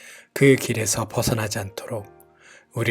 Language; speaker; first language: Korean; native; Korean